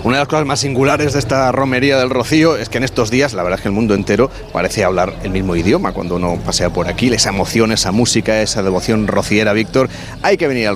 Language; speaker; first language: Spanish; native; Spanish